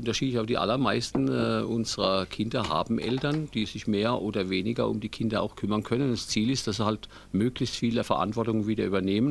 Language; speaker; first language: German; native; German